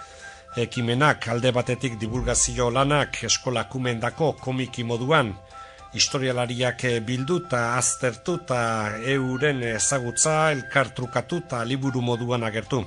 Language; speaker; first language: Basque; native; Basque